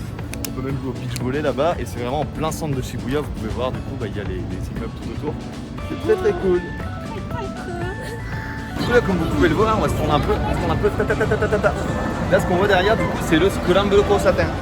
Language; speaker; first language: French; native; French